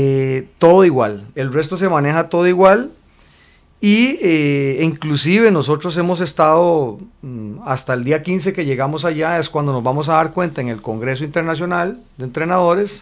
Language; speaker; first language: Spanish; native; Spanish